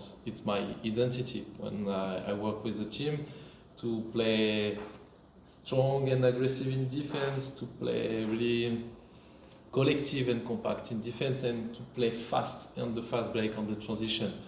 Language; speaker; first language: English; non-native, fluent; French